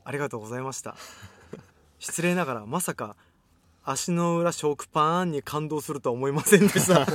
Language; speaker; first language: Japanese; native; Japanese